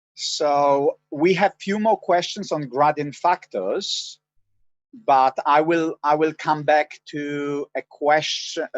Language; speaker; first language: English; non-native, fluent; Polish